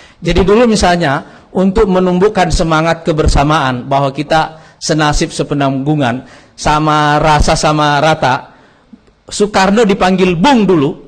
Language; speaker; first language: Indonesian; non-native, local second language; Buginese